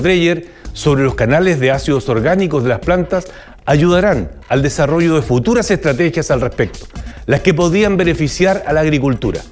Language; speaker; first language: Spanish; native; Spanish